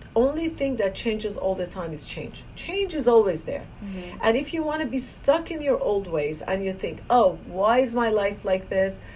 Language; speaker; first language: English; non-native, fluent; Persian